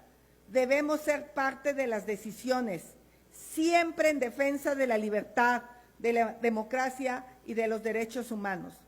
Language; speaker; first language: Spanish; native; Spanish